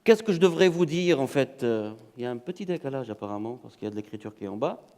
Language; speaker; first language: French; non-native, local second language; Arabic